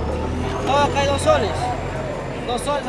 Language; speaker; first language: Spanish; native; Spanish